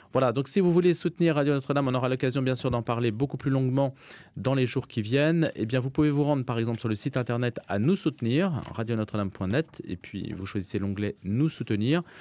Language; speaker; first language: French; native; French